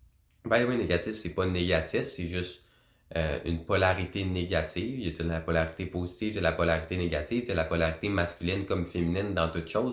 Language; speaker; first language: French; native; French